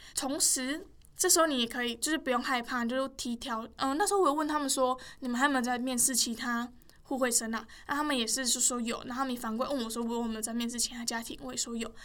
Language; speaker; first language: Chinese; native; Chinese